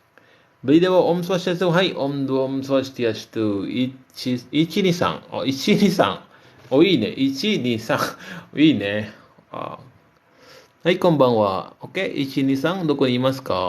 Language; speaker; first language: Japanese; non-native, fluent; Indonesian